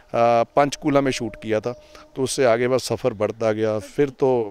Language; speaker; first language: Hindi; non-native, local second language; Punjabi